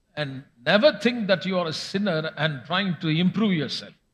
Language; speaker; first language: English; non-native, local second language; Tamil